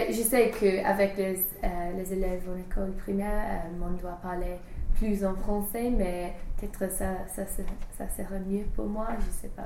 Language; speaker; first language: French; non-native, fluent; English